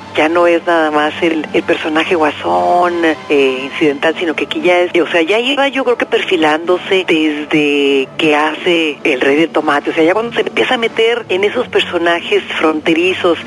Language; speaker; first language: Spanish; native; Spanish